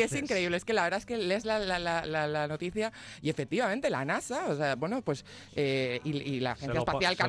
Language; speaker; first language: Spanish; native; Spanish